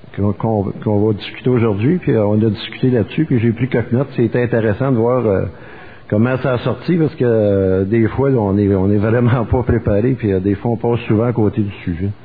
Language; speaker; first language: French; native; French